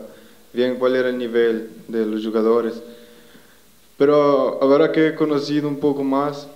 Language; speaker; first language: Portuguese; non-native, learner; Spanish